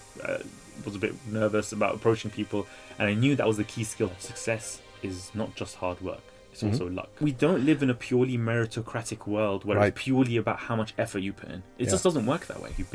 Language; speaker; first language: English; native; English